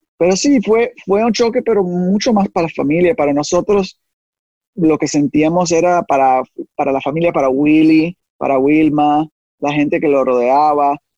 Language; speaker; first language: Spanish; early bilingual, heritage; Spanish